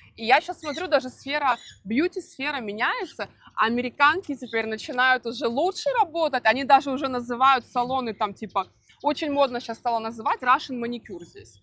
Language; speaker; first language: Russian; native; Russian